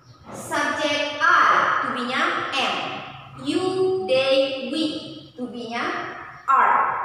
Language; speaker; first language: English; non-native, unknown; Indonesian